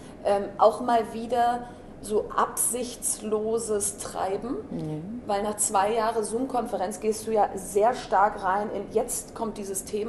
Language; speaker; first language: German; native; German